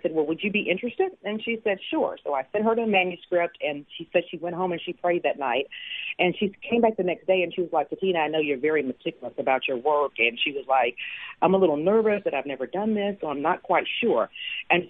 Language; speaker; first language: English; native; English